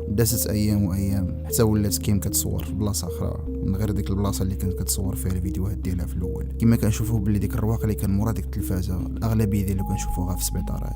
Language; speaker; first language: Arabic; native; Arabic